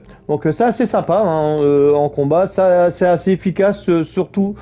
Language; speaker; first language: French; native; French